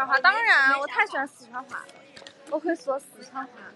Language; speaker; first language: Chinese; native; Chinese